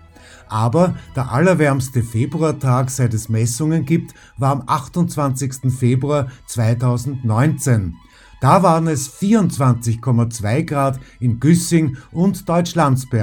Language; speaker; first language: German; native; German